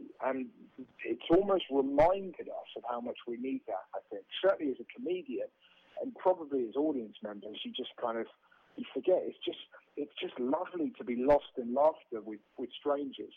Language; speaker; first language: English; native; English